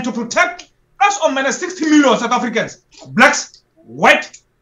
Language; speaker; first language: English; non-native, local second language; Xhosa